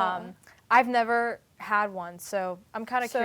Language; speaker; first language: English; native; English